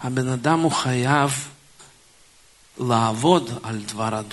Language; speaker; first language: Hebrew; non-native, fluent; Russian